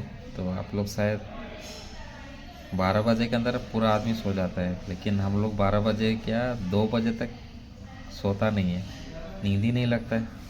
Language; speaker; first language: Hindi; non-native, local second language; Odia